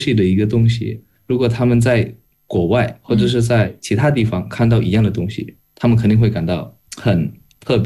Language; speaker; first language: Chinese; non-native, fluent; Indonesian